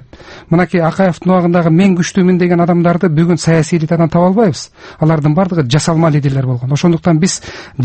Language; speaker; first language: Kyrgyz; native; Kyrgyz